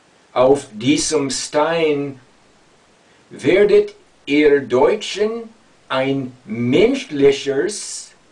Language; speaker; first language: German; non-native, fluent; English